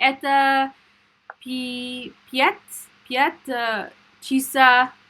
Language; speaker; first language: Russian; non-native, learner; English